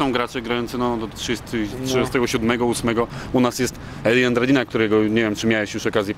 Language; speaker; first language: Polish; native; Polish